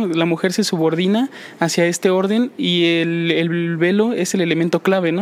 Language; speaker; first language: Spanish; native; Spanish